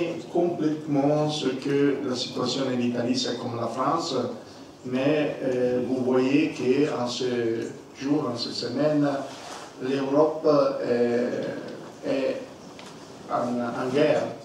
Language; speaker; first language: French; non-native, learner; Italian